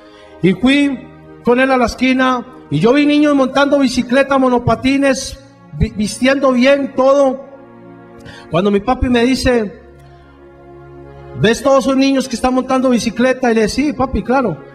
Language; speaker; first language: Spanish; native; Spanish